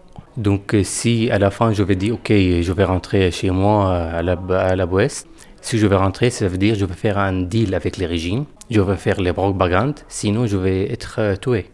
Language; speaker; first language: French; non-native, fluent; Arabic